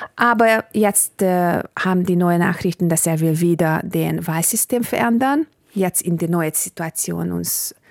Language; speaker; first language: German; non-native, fluent; Hungarian